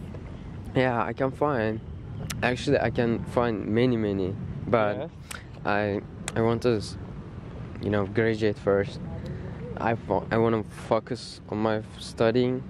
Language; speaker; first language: English; non-native, fluent; Turkish